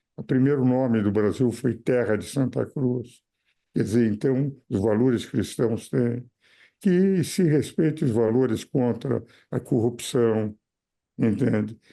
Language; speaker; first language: Portuguese; native; Portuguese